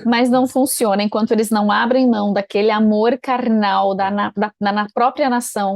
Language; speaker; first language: Portuguese; native; Portuguese